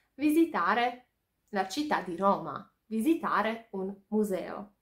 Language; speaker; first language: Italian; non-native, fluent; Polish